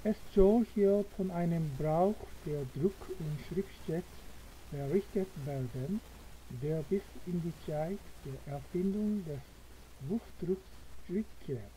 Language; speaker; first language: German; non-native, learner; Korean